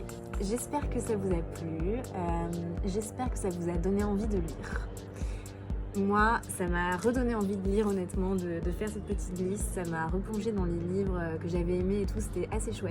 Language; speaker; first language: French; native; French